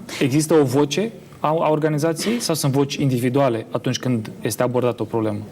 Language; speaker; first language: Romanian; native; Romanian